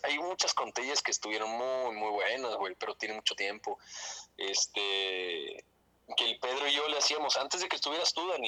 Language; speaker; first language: Spanish; native; Spanish